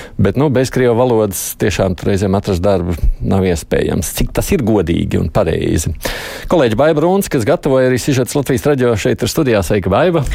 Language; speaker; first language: Latvian; native; Latvian